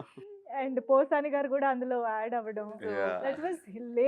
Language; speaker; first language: Telugu; native; Telugu